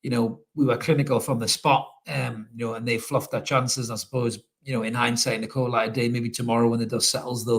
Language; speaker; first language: English; native; English